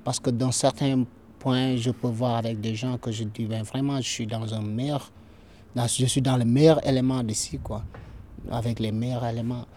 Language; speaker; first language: French; non-native, local second language; Fula